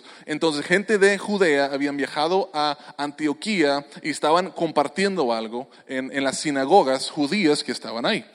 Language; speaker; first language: Spanish; native; Spanish